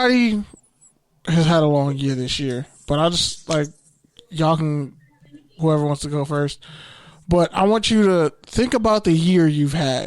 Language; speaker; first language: English; native; English